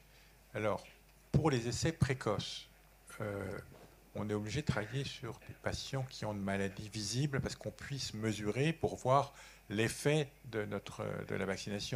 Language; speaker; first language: French; native; French